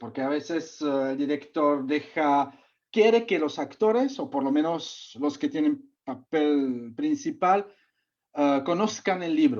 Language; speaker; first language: Spanish; non-native, fluent; Czech